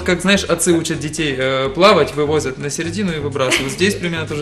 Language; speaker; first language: Russian; native; Russian